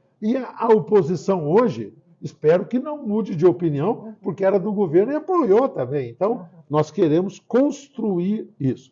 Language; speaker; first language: Portuguese; native; Portuguese